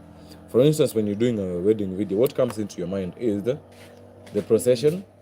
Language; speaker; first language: English; non-native, local second language; Swahili